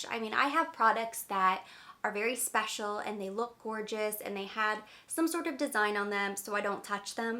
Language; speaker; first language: English; native; English